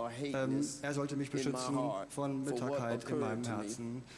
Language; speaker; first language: German; non-native, fluent; English